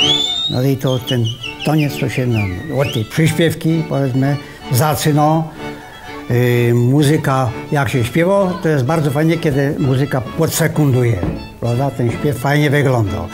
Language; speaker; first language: Polish; native; Polish